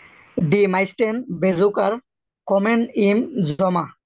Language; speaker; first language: German; non-native, learner; Bangla